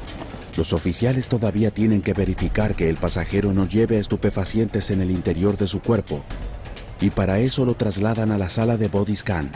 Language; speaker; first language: Spanish; native; Spanish